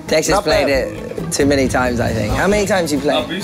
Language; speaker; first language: English; non-native, learner; Korean